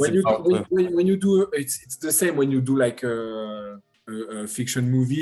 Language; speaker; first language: English; non-native, learner; French